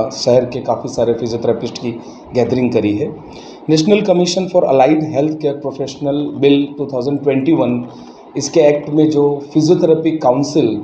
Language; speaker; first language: Hindi; non-native, local second language; Gujarati